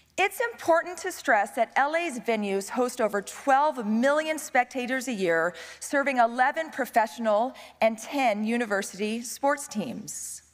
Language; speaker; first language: English; native; English